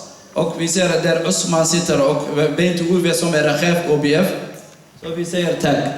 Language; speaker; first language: Swedish; non-native, fluent; Somali